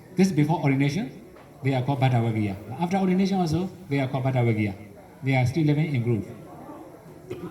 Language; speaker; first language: English; non-native, fluent; Burmese